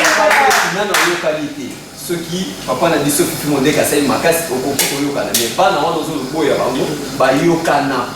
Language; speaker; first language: Lingala; native; Lingala